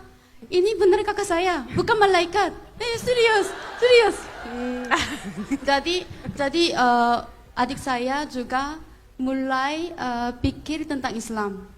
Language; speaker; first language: Indonesian; non-native, fluent; Korean